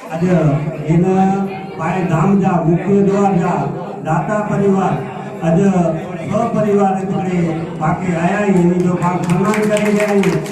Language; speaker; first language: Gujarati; non-native, local second language; Kachhi